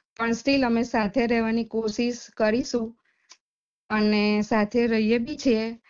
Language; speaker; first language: Gujarati; native; Gujarati